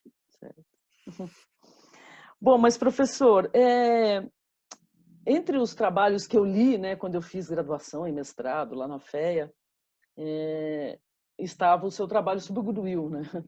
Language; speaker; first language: Portuguese; native; Portuguese